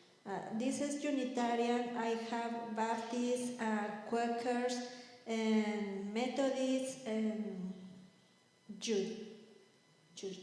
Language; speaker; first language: English; non-native, learner; Spanish